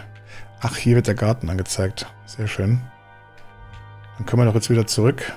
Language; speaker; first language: German; native; German